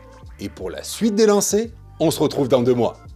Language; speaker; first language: French; native; French